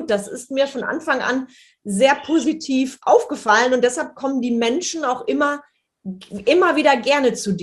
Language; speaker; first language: German; native; German